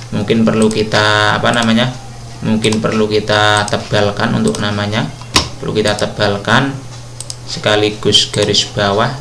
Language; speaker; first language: Indonesian; non-native, local second language; Javanese